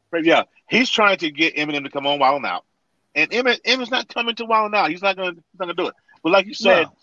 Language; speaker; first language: English; native; English